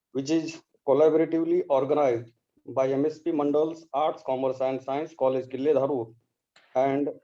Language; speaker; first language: English; non-native, local second language; Marathi